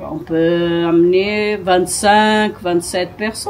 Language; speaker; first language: French; non-native, learner; Portuguese